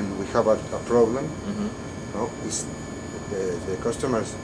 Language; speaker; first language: English; non-native, learner; Spanish